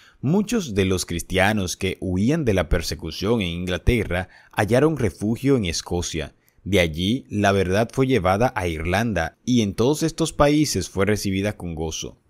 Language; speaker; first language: Spanish; native; Spanish